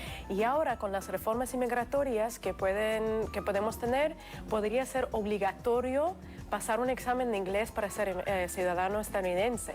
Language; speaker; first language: Spanish; non-native, fluent; Russian